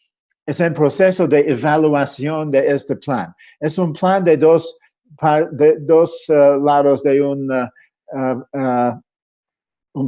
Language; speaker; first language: Spanish; non-native, fluent; English